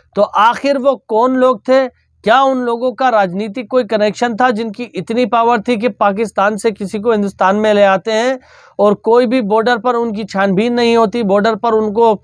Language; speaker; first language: Hindi; native; Hindi